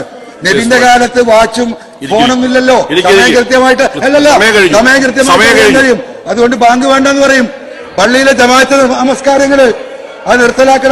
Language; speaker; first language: Malayalam; native; Malayalam